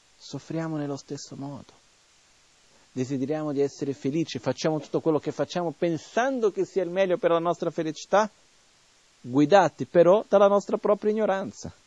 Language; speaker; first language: Italian; non-native, fluent; Portuguese